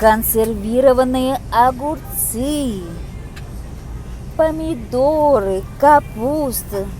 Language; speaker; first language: Russian; non-native, local second language; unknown